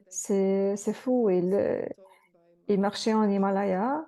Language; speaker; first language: French; non-native, fluent; Russian